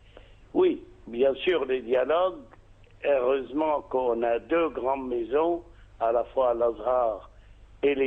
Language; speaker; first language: French; non-native, fluent; Arabic